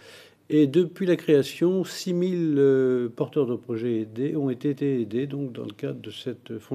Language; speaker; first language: French; native; French